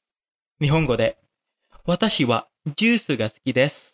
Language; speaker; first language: Japanese; non-native, fluent; Indonesian